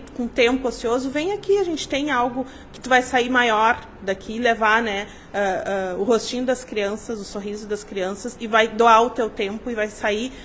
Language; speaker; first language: Portuguese; native; Portuguese